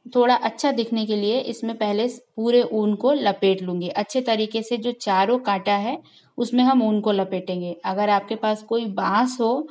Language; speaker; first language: Hindi; native; Hindi